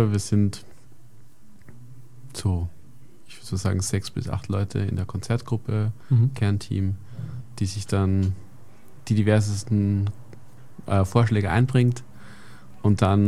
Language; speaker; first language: German; native; German